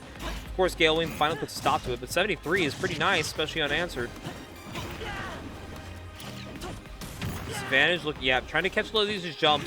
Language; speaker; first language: English; native; English